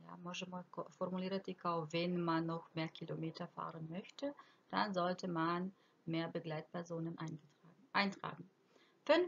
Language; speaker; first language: German; non-native, fluent; Croatian